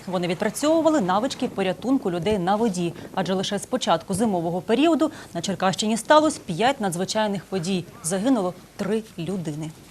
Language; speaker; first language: Ukrainian; native; Ukrainian